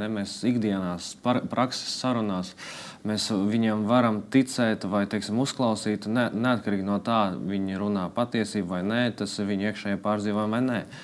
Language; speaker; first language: Latvian; non-native, local second language; Russian